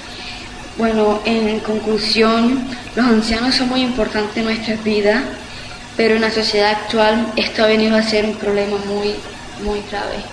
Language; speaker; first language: Spanish; early bilingual, heritage; Spanish